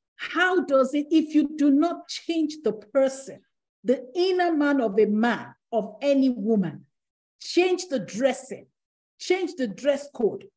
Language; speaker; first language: English; non-native, local second language; Yoruba